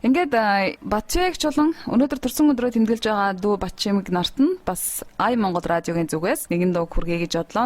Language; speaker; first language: Mongolian; native; Mongolian